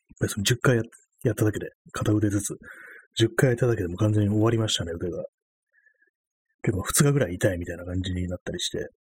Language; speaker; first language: Japanese; native; Japanese